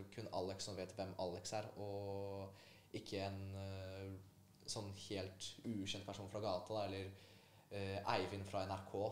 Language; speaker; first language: Norwegian; early bilingual, other home language; Polish